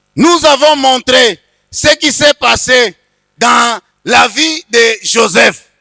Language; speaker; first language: French; non-native, local second language; Swahili